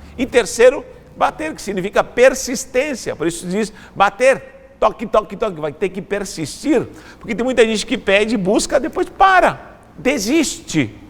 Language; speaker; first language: Portuguese; non-native, fluent; Spanish